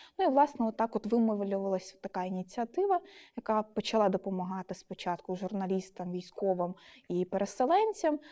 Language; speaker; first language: Ukrainian; non-native, local second language; Russian